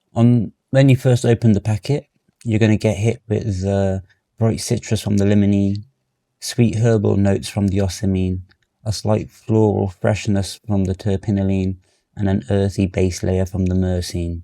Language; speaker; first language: English; native; English